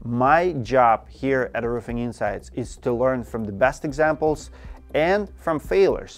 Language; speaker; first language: English; non-native, fluent; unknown